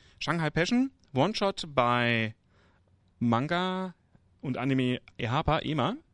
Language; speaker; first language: German; native; German